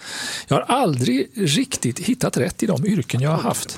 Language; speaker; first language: Swedish; native; Swedish